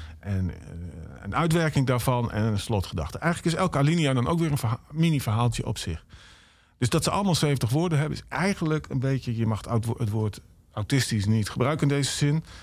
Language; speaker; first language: Dutch; native; Dutch